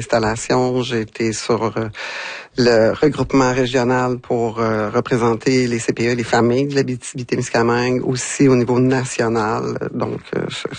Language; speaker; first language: French; native; French